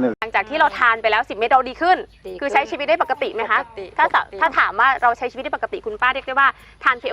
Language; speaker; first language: Thai; native; Thai